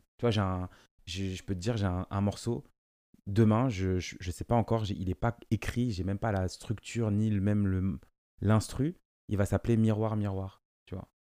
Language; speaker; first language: French; native; French